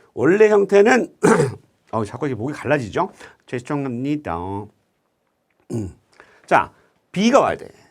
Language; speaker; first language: Korean; native; Korean